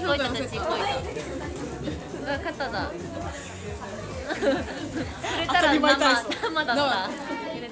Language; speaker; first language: Japanese; native; Japanese